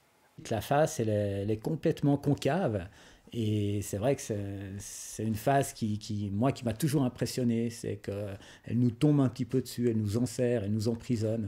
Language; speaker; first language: French; native; French